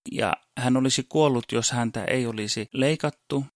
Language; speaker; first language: Finnish; early bilingual, heritage; Finnish